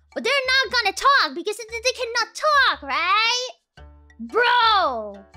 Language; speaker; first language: English; non-native, fluent; Italian